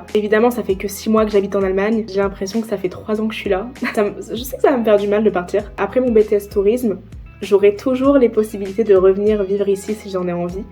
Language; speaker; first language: French; native; French